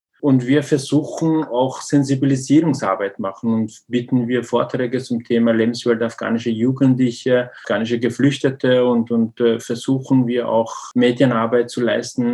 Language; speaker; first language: German; non-native, learner; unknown